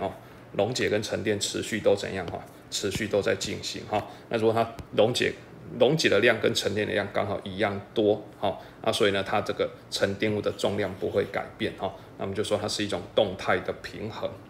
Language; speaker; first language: Chinese; native; Chinese